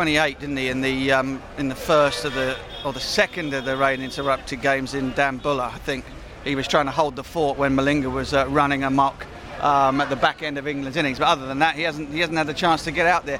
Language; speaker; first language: English; native; English